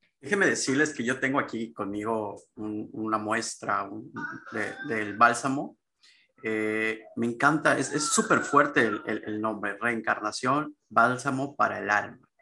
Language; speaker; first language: Spanish; native; Spanish